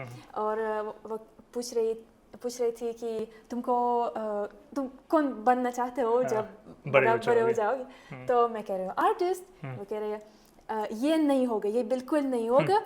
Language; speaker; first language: Hindi; non-native, fluent; Ukrainian